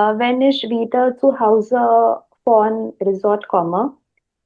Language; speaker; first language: German; non-native, learner; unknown